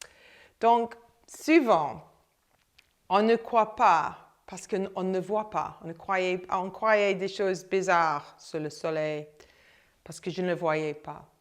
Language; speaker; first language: French; non-native, fluent; English